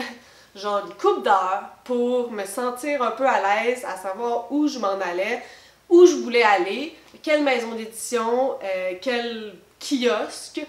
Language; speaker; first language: French; native; French